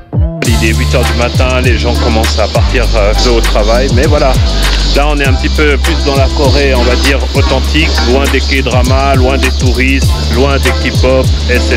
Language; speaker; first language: French; native; French